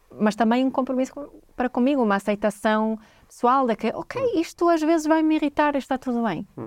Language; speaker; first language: Portuguese; non-native, fluent; Swedish